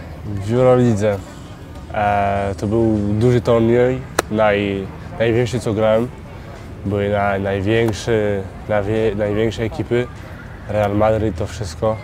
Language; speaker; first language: Polish; early bilingual, heritage; French